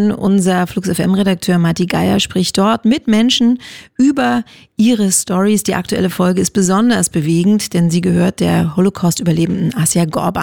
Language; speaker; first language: German; native; German